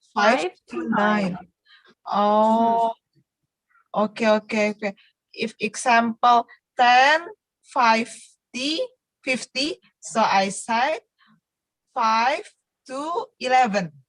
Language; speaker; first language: English; non-native, learner; Indonesian